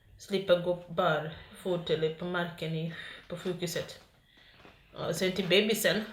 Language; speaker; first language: Swedish; non-native, fluent; Ganda